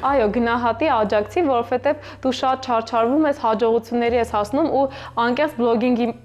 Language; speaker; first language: Armenian; native; Armenian